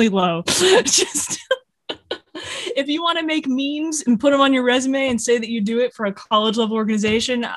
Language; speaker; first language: English; native; English